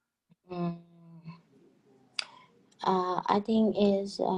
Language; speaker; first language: English; non-native, learner; Vietnamese